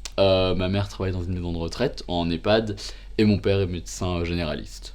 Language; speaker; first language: French; native; French